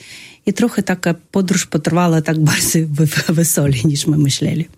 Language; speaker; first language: Polish; non-native, fluent; Russian